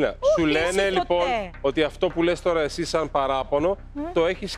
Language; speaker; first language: Greek; native; Greek